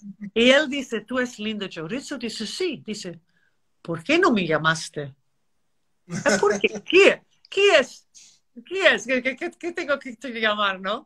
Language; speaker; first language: Spanish; non-native, learner; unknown